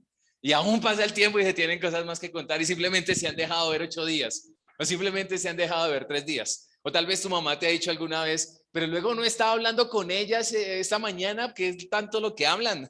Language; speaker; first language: Spanish; native; Spanish